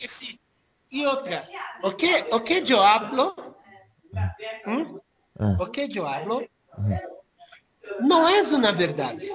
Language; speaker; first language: Portuguese; non-native, fluent; Spanish